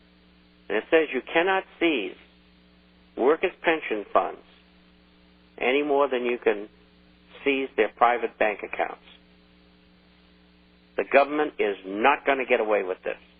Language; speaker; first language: English; native; English